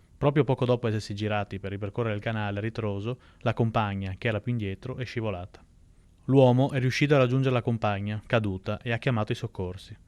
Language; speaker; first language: Italian; native; Italian